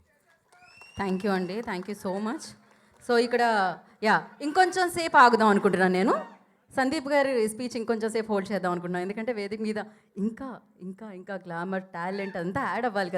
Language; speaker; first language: Telugu; native; Telugu